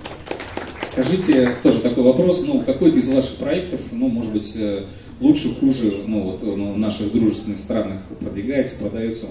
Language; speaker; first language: Russian; native; Russian